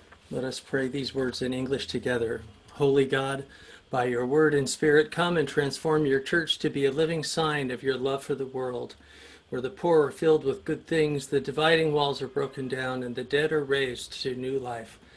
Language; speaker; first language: English; native; English